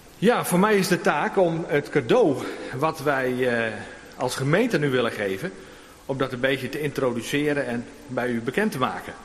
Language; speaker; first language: Dutch; native; Dutch